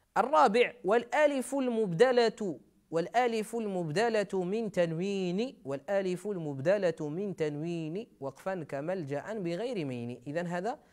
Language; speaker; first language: Arabic; native; Arabic